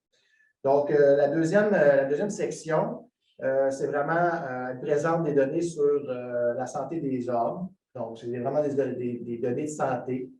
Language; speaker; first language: French; native; French